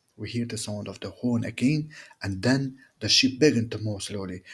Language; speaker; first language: English; non-native, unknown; Turkish